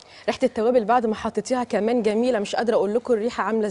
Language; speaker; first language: Arabic; native; Arabic